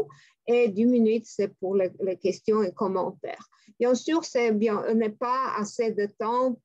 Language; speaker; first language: French; non-native, fluent; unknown